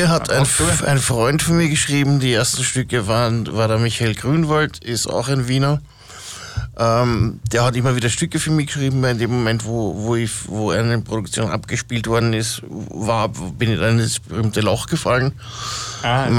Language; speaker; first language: German; native; German